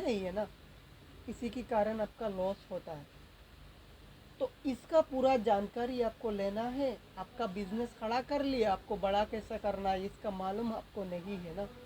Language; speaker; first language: Hindi; non-native, local second language; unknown